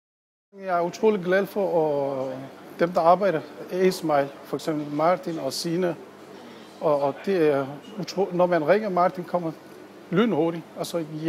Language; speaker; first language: Danish; non-native, learner; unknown